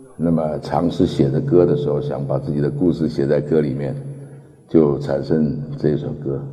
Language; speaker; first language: Chinese; early bilingual, other home language; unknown